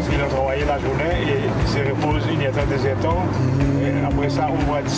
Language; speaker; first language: French; non-native, local second language; Morisyen